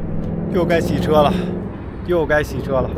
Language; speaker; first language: Chinese; native; Chinese